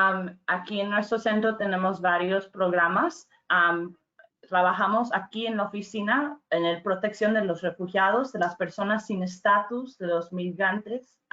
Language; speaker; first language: Spanish; non-native, fluent; English